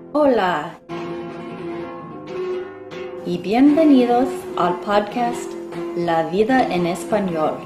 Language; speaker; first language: Spanish; non-native, fluent; English